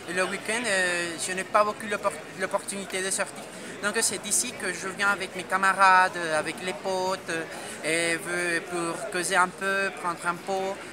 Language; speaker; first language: French; non-native, fluent; Spanish